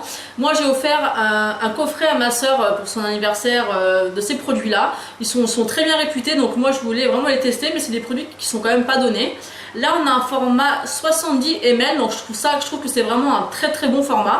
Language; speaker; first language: French; native; French